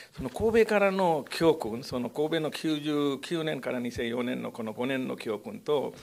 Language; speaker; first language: Japanese; non-native, fluent; Hindi